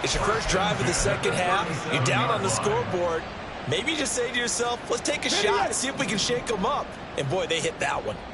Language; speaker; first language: English; native; English